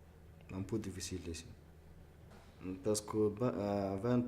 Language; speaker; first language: French; non-native, learner; Arabic